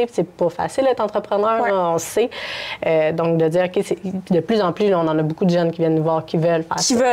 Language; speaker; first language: French; native; French